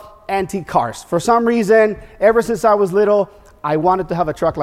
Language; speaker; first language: English; non-native, fluent; Spanish